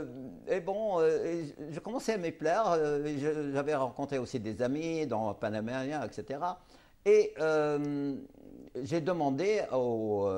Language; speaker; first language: French; non-native, local second language; Arabic